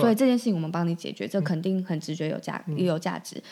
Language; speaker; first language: Chinese; native; Chinese